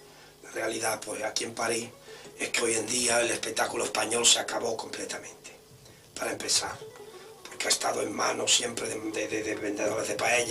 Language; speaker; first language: Spanish; native; Spanish